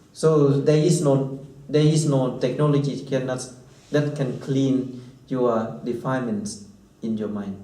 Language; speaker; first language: English; non-native, fluent; Thai